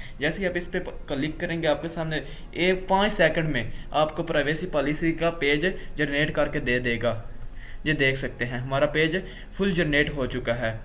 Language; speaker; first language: Urdu; non-native, local second language; Punjabi